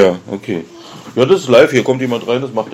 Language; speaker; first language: German; native; German